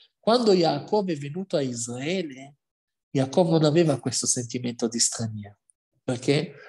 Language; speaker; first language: Italian; non-native, fluent; Hebrew